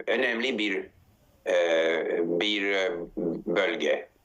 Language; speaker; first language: Turkish; non-native, learner; English